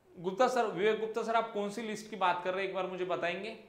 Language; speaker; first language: Hindi; non-native, local second language; Marathi